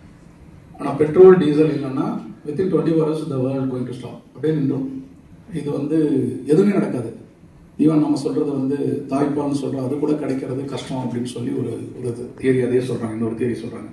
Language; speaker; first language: Tamil; native; Tamil